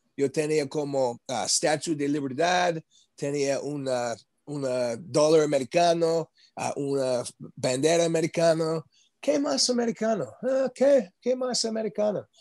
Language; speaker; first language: Spanish; non-native, learner; English